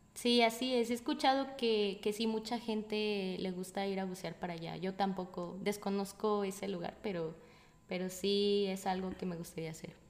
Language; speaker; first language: Spanish; native; Spanish